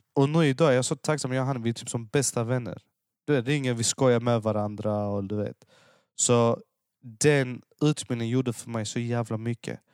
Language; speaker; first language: Swedish; early bilingual, other home language; Persian